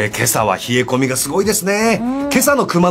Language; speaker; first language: Japanese; native; Japanese